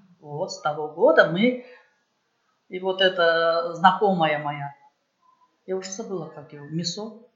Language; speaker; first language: Russian; native; Russian